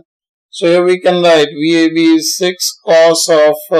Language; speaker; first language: English; non-native, local second language; Hindi